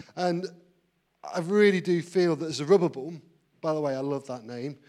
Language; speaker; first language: English; native; English